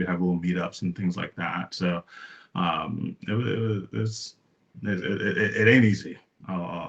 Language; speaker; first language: English; native; English